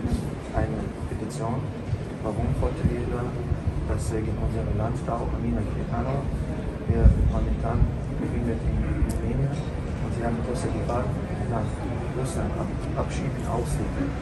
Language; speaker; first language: German; non-native, learner; Chechen